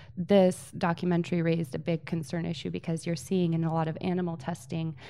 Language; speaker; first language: English; early bilingual, other home language; Polish